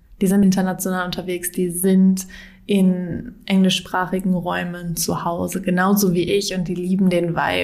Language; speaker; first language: German; native; German